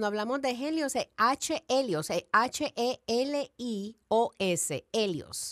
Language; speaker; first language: Spanish; native; Spanish